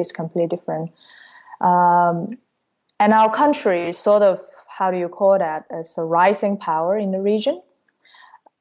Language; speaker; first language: English; non-native, fluent; Cantonese